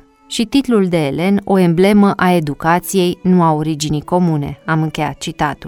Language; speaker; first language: Romanian; native; Romanian